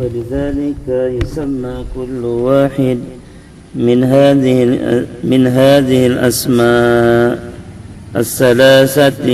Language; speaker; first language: Arabic; non-native, learner; Indonesian